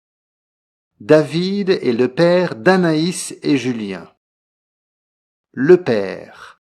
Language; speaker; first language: French; native; French